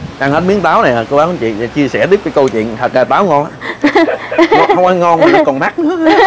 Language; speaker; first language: Vietnamese; native; Vietnamese